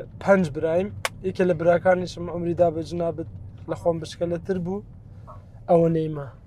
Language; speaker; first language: Central Kurdish; non-native, local second language; Southern Kurdish